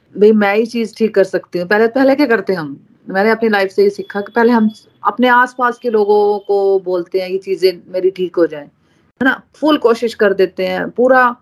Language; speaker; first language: Hindi; native; Hindi